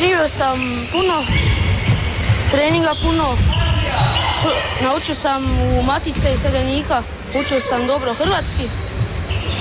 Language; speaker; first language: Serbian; early bilingual, heritage; Serbian